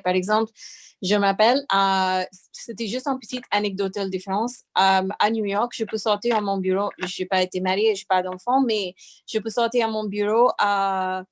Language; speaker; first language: French; non-native, fluent; English